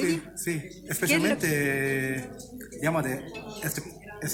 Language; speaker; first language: Spanish; non-native, learner; Japanese